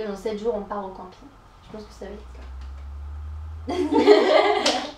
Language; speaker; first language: French; native; French